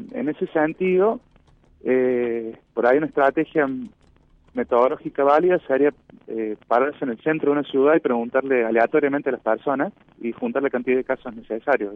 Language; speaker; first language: Spanish; native; Spanish